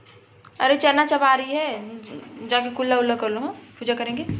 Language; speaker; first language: Hindi; native; Hindi